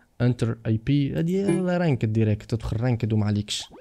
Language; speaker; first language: Arabic; native; Arabic